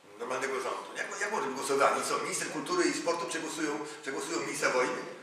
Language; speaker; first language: Polish; native; Polish